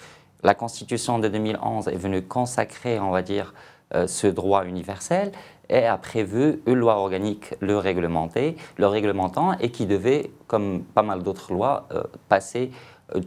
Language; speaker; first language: French; non-native, local second language; Arabic